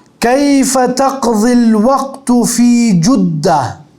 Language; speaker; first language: Arabic; non-native, fluent; Urdu